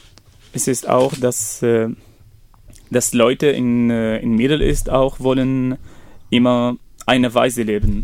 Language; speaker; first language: German; non-native, fluent; Arabic